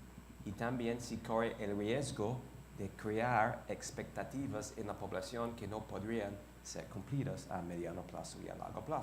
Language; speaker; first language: Spanish; non-native, fluent; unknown